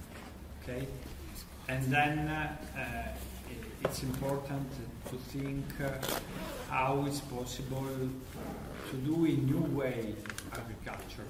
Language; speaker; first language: English; non-native, learner; Italian